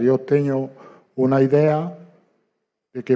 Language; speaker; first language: Portuguese; non-native, fluent; Italian